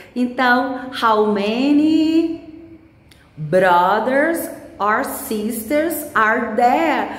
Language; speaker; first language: English; non-native, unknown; Portuguese